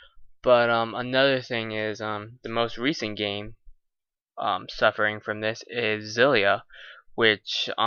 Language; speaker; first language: English; native; English